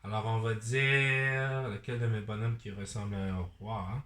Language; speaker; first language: French; non-native, learner; English